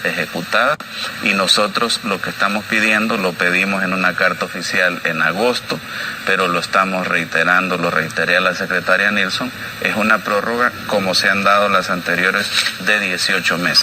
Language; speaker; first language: Spanish; native; Spanish